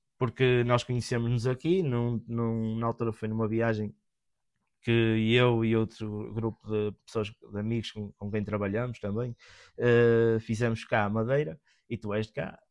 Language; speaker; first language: Portuguese; native; Portuguese